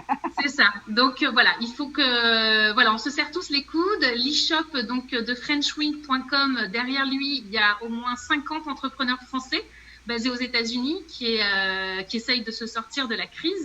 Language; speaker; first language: French; native; French